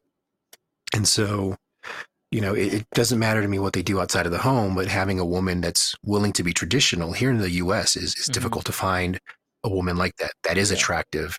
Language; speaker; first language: English; native; English